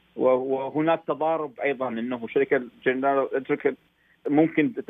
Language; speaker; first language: Arabic; native; Arabic